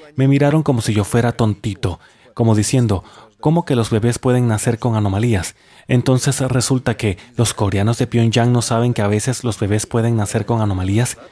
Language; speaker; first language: Spanish; non-native, fluent; Russian